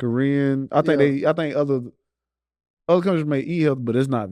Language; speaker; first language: English; native; English